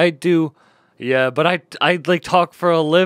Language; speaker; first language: English; native; English